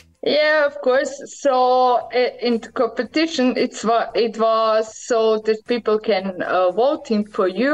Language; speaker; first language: English; non-native, learner; Croatian